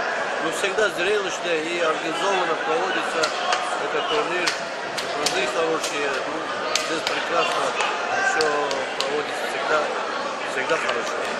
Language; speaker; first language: Russian; non-native, local second language; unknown